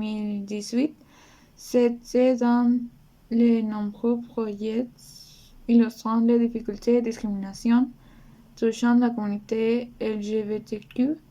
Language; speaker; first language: French; non-native, learner; Spanish